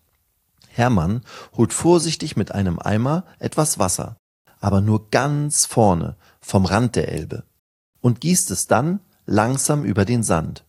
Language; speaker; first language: German; native; German